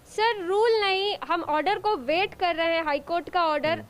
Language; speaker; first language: Hindi; non-native, local second language; Urdu